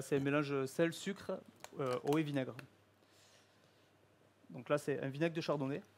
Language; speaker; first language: French; native; French